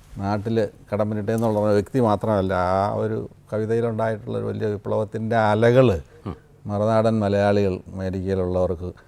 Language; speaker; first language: Malayalam; native; Malayalam